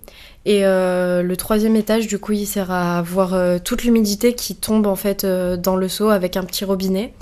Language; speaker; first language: French; native; French